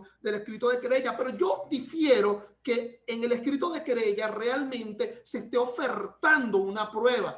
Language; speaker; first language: Spanish; native; Spanish